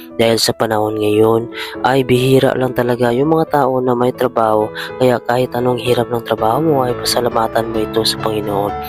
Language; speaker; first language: Filipino; native; Filipino